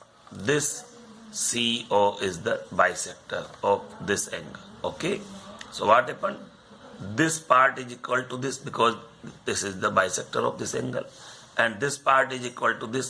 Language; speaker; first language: English; non-native, local second language; Hindi